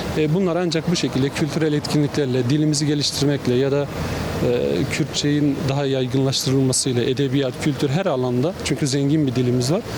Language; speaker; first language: Turkish; non-native, local second language; Kurdish